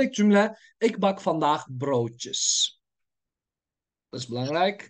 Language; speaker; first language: Dutch; non-native, learner; Turkish